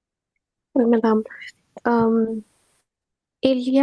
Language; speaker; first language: French; non-native, learner; Hindi